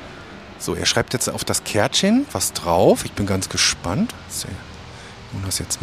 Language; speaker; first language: German; native; German